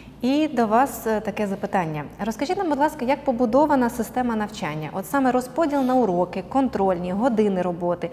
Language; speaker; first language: Ukrainian; native; Ukrainian